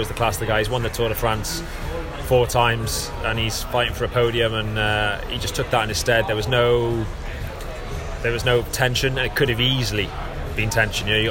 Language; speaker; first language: English; native; English